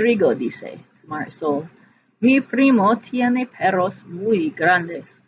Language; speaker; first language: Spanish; non-native, fluent; English